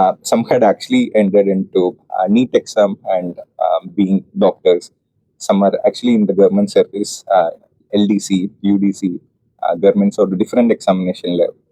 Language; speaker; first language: English; non-native, local second language; Malayalam